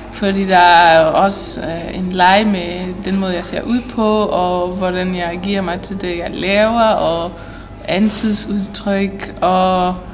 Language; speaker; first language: Danish; non-native, fluent; Portuguese